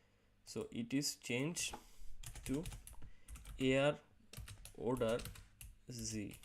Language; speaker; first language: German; non-native, learner; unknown